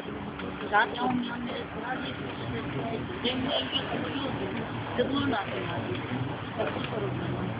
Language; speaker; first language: Greek; non-native, learner; Persian